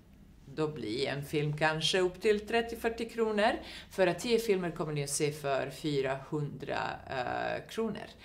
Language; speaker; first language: Swedish; non-native, fluent; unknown